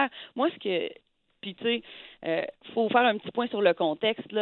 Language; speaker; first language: French; native; French